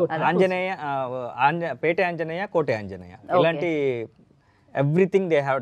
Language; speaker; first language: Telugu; non-native, learner; Kannada